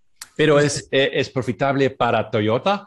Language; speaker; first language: Spanish; non-native, learner; English